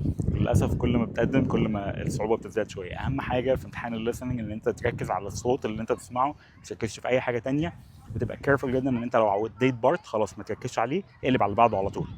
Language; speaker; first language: Arabic; native; Arabic